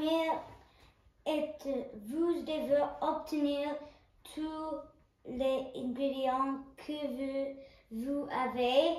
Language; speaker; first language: French; non-native, learner; English